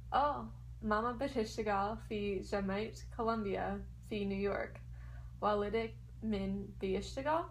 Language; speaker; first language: Arabic; non-native, learner; English